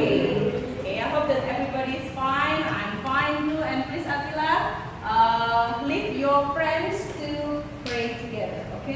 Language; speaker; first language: English; non-native, fluent; Indonesian